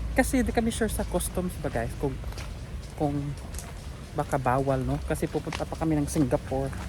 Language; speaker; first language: Filipino; native; Filipino